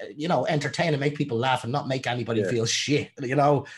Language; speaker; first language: English; native; English